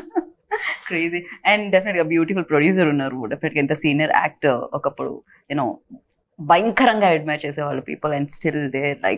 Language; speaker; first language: Telugu; native; Telugu